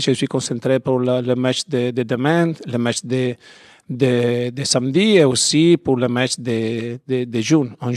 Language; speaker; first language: French; non-native, learner; Italian